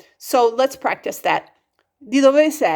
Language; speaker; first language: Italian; non-native, fluent; English